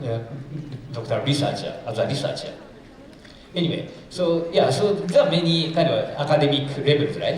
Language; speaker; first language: English; non-native, fluent; Japanese